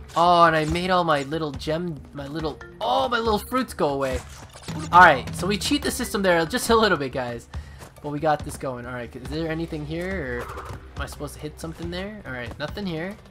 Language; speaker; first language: English; native; English